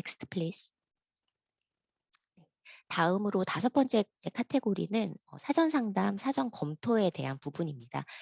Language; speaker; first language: Korean; native; Korean